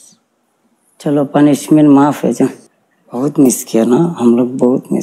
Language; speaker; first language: Hindi; non-native, learner; Bangla